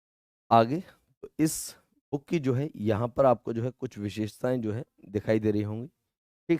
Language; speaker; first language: Hindi; native; Hindi